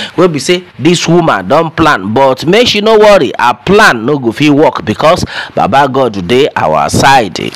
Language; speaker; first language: Nigerian Pidgin; non-native, local second language; Yoruba